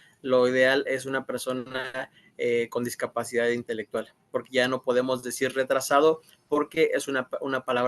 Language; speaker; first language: Spanish; native; Spanish